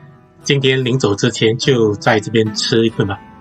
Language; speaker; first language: Chinese; native; Chinese